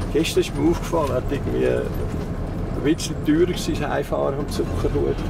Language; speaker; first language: German; native; German